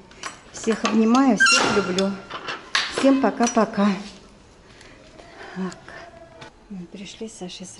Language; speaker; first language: Russian; native; Russian